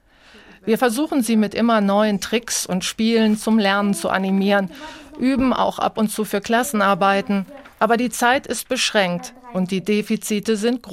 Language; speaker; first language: German; native; German